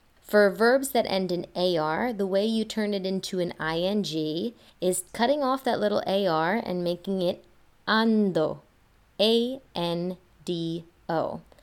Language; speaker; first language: English; native; English